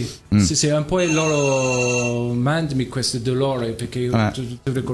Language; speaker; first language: Italian; non-native, learner; English